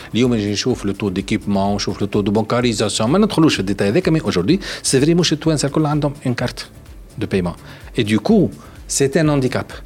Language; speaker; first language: French; non-native, local second language; Arabic